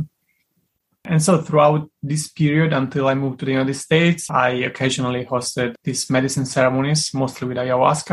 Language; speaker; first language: English; non-native, fluent; Italian